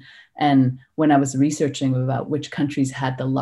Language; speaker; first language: English; non-native, local second language; Cantonese